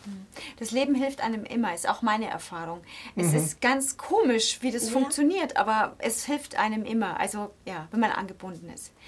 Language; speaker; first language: German; native; German